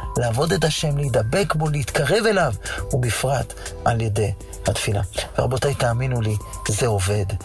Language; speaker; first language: Hebrew; native; Hebrew